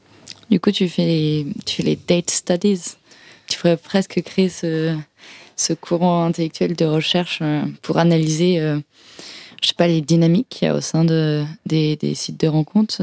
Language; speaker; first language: French; native; French